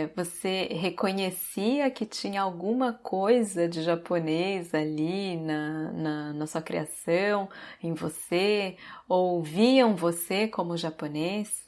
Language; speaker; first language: Portuguese; native; Portuguese